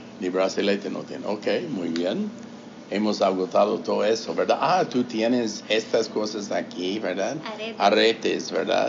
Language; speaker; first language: Spanish; non-native, fluent; English